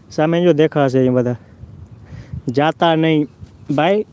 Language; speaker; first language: Gujarati; non-native, local second language; Kachhi